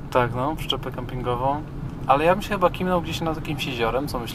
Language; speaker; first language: Polish; native; Polish